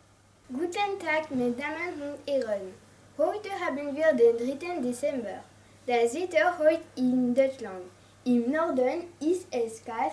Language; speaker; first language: German; non-native, learner; French